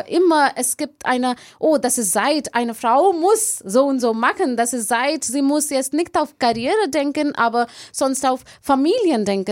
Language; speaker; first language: German; non-native, fluent; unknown